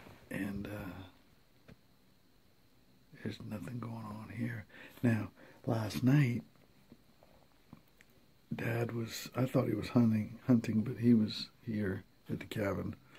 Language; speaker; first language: English; native; English